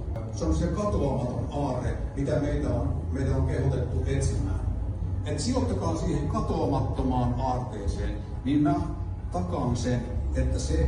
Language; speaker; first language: Finnish; native; Finnish